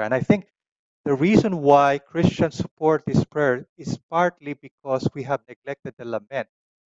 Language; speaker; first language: English; non-native, local second language; Filipino